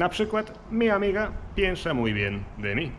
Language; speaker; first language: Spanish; non-native, fluent; Polish